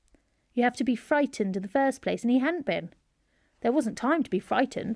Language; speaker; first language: English; native; English